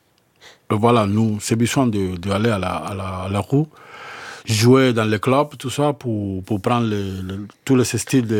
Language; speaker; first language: French; non-native, learner; Spanish